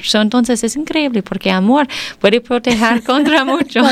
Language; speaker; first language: Spanish; non-native, learner; English